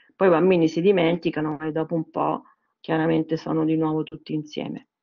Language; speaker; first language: Italian; native; Italian